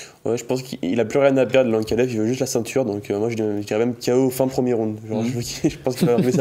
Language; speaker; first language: French; native; French